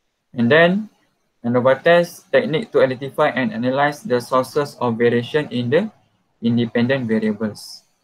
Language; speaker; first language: English; non-native, local second language; Malay